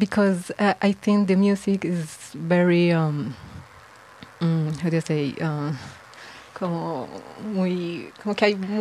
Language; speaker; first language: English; non-native, learner; Spanish